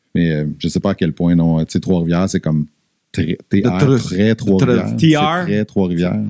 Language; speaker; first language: French; native; French